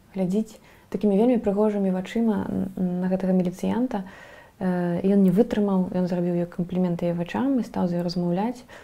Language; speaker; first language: Belarusian; native; Belarusian